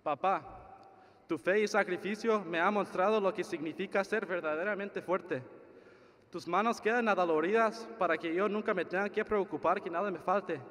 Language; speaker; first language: Spanish; early bilingual, other home language; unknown